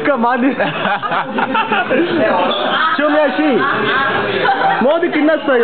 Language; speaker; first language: Korean; non-native, learner; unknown